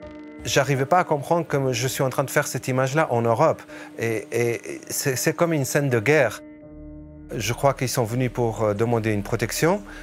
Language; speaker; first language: French; early bilingual, other home language; Persian